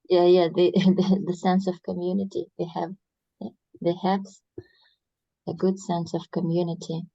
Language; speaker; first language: English; non-native, learner; Russian